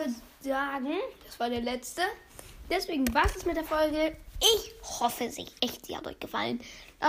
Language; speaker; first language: German; native; German